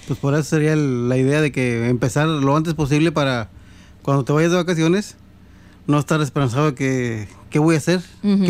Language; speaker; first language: Spanish; native; Spanish